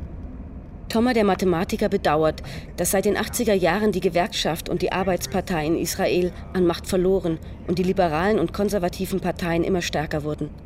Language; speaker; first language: German; native; German